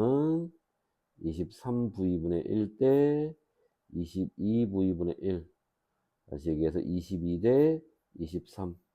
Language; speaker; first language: Korean; native; Korean